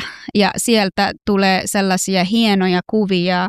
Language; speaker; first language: Finnish; non-native, fluent; Persian